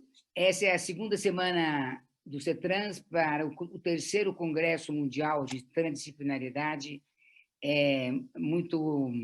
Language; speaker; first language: Portuguese; non-native, fluent; Spanish